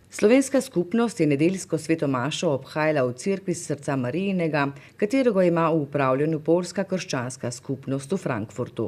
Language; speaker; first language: Slovenian; native; Slovenian